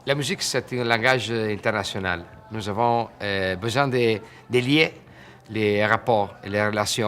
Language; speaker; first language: French; non-native, fluent; Italian